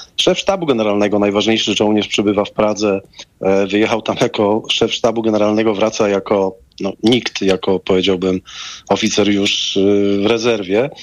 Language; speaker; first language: Polish; native; Polish